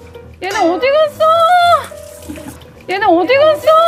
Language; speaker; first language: Korean; native; Korean